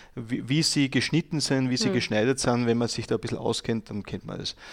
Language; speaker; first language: German; native; German